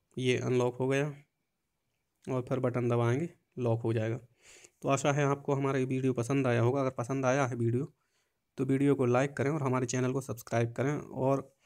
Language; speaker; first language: Hindi; native; Hindi